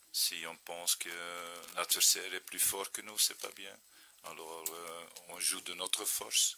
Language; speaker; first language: French; non-native, fluent; Dutch